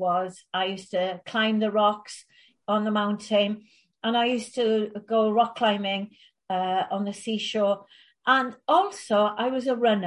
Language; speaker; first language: English; native; English